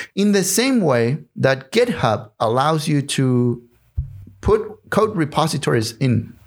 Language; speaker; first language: English; non-native, fluent; Spanish